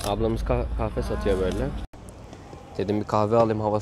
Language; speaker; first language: Turkish; native; Turkish